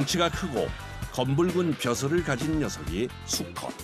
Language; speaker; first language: Korean; native; Korean